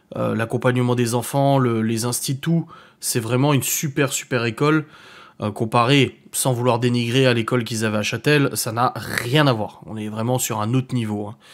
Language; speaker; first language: French; native; French